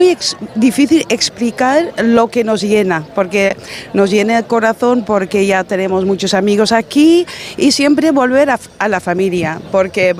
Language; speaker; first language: Spanish; non-native, fluent; Dutch